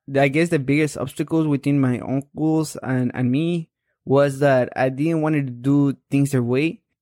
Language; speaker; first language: English; non-native, fluent; Spanish